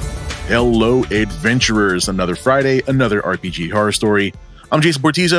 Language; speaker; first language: English; native; English